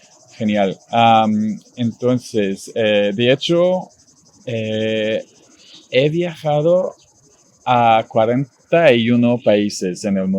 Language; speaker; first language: Spanish; non-native, learner; English